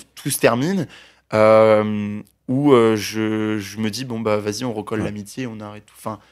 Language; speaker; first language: French; native; French